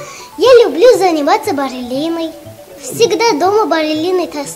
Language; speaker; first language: Russian; non-native, local second language; Tajik